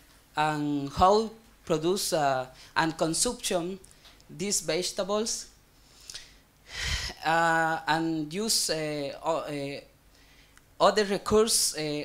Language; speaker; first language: English; non-native, learner; Spanish